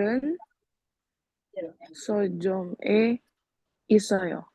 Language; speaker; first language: Korean; non-native, learner; Indonesian